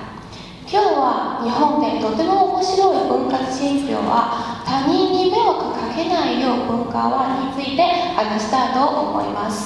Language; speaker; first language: Japanese; non-native, learner; Chinese